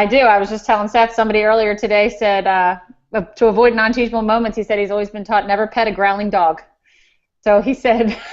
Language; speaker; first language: English; native; English